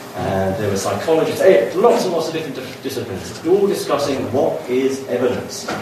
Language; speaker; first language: English; native; English